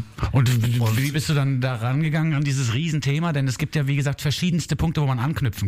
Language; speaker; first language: German; native; German